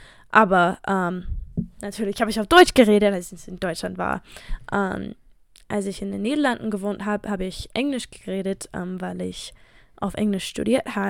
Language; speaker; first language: German; non-native, fluent; English